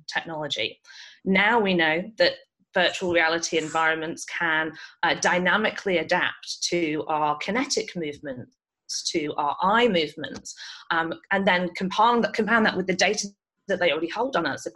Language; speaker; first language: English; native; English